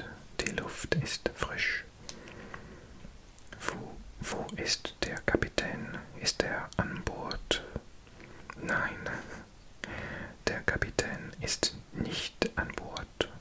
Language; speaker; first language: German; non-native, learner; English